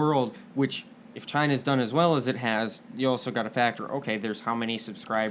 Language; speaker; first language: English; native; English